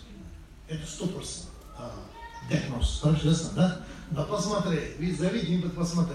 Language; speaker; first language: Russian; non-native, fluent; Tibetan